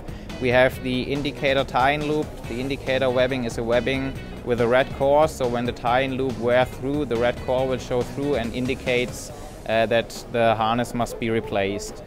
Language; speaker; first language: English; non-native, fluent; German